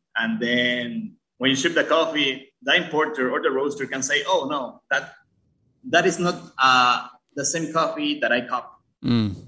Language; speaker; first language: English; early bilingual, other home language; Spanish